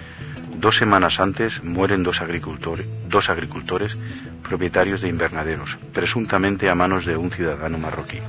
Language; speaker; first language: Spanish; native; Spanish